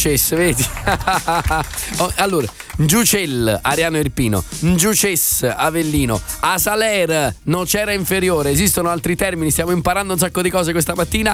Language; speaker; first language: Italian; native; Italian